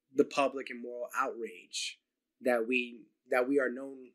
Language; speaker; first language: English; native; English